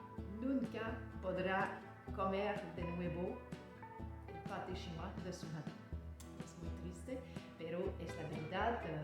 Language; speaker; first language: Spanish; non-native, learner; French